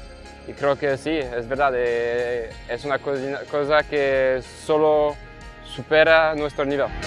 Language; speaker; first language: Spanish; non-native, fluent; French